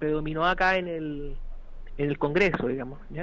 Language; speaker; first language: Spanish; native; Spanish